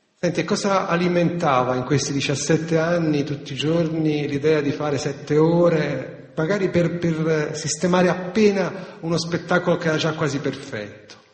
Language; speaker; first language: Italian; native; Italian